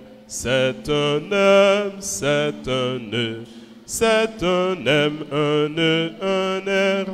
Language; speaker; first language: French; non-native, local second language; Haitian Creole